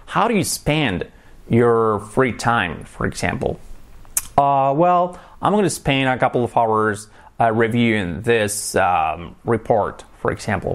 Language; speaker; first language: English; non-native, fluent; Spanish